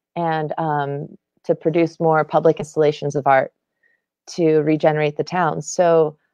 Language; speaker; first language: English; native; English